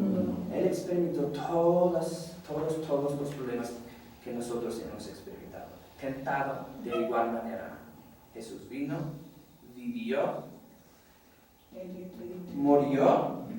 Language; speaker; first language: Spanish; non-native, fluent; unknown